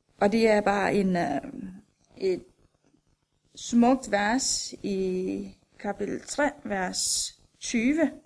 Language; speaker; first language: Danish; non-native, fluent; Romanian